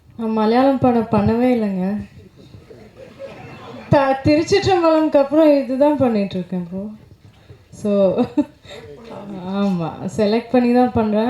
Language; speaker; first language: Tamil; non-native, local second language; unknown